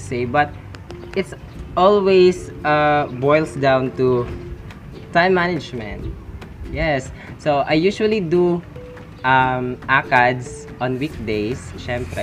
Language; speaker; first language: English; non-native, local second language; Cebuano